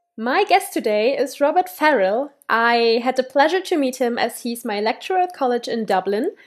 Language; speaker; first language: English; non-native, fluent; German